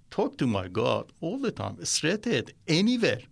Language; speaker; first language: English; non-native, learner; Persian